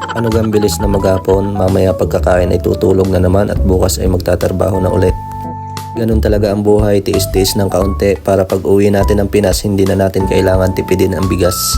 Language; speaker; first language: Filipino; native; Filipino